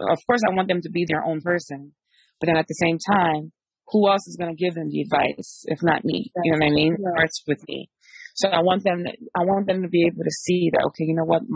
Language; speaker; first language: English; early bilingual, other home language; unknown